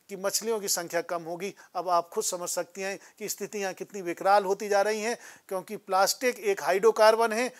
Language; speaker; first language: Hindi; native; Hindi